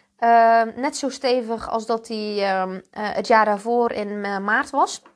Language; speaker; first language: Dutch; native; Dutch